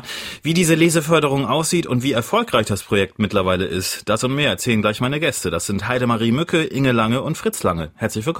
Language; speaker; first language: German; native; German